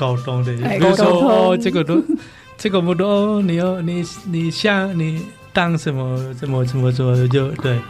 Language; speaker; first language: Chinese; non-native, learner; Balinese